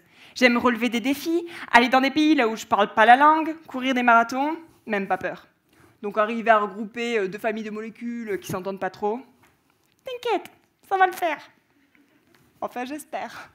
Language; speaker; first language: French; native; French